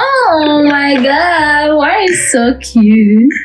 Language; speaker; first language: English; non-native, fluent; Russian